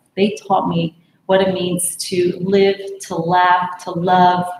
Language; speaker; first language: English; native; English